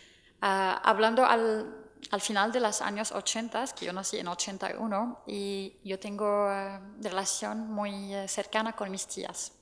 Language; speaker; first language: Spanish; non-native, fluent; Arabic